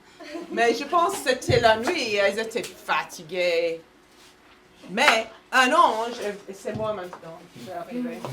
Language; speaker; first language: French; non-native, fluent; English